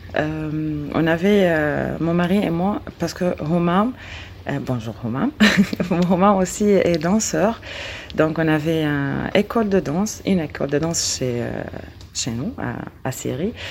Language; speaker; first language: French; non-native, learner; Arabic